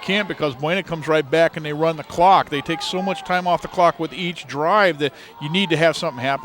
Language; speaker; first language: English; native; English